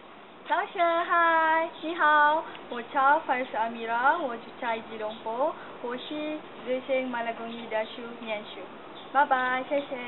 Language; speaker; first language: Chinese; non-native, learner; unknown